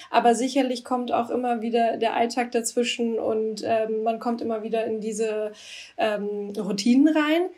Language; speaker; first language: German; native; German